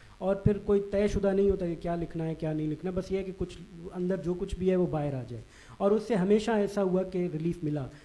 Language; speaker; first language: Urdu; non-native, local second language; Baluchi